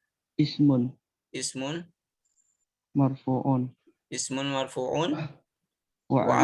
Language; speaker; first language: Arabic; non-native, learner; Indonesian